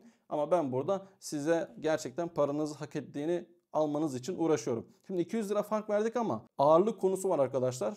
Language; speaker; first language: Turkish; native; Turkish